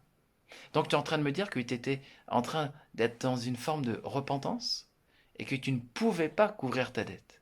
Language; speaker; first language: French; native; French